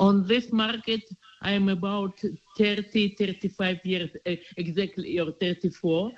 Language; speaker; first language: English; non-native, learner; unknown